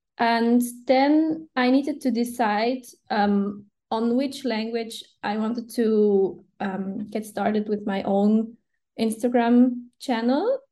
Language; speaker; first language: English; non-native, fluent; Swiss German